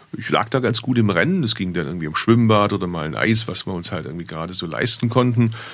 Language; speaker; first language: German; early bilingual, other home language; Turkish